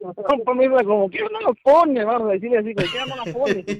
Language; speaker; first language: Spanish; native; Spanish